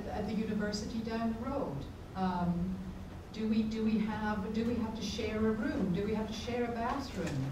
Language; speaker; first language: English; native; English